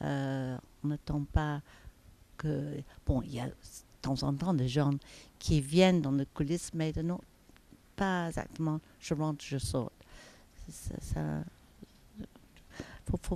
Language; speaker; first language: French; non-native, fluent; English